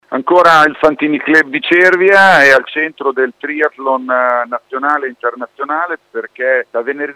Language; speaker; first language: Italian; native; Italian